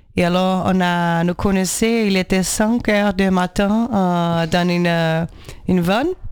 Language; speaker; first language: French; non-native, learner; Portuguese